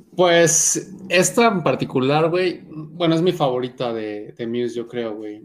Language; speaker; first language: Spanish; native; Spanish